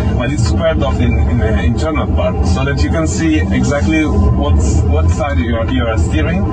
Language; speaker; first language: English; non-native, fluent; Italian